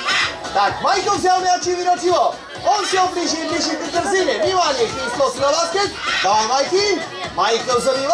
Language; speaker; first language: Russian; non-native, learner; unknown